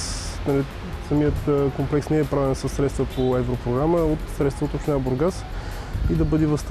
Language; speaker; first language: Bulgarian; native; Bulgarian